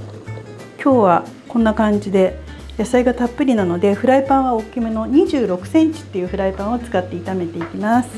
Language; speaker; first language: Japanese; native; Japanese